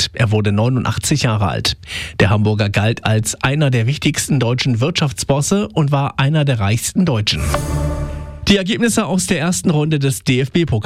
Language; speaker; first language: German; native; German